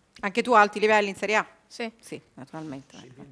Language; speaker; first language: Italian; native; Italian